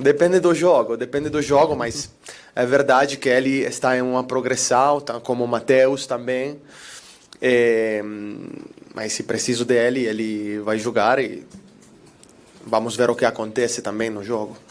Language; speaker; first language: Portuguese; non-native, learner; Italian